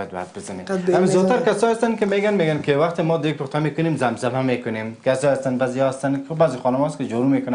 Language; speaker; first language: Persian; native; Persian